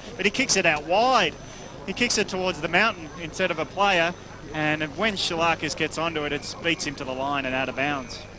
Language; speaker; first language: English; native; English